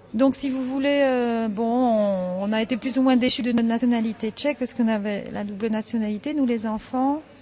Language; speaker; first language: French; early bilingual, heritage; French